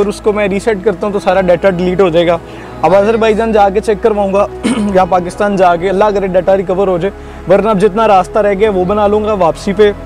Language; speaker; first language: Urdu; non-native, local second language; Punjabi